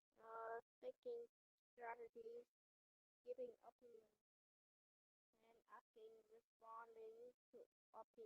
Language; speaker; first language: English; non-native, learner; Vietnamese